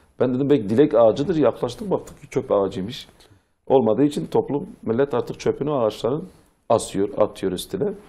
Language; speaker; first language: Turkish; non-native, local second language; Zaza